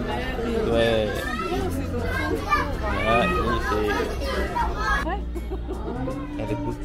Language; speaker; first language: French; non-native, fluent; Vietnamese